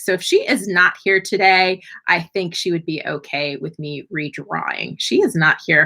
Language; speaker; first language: English; native; English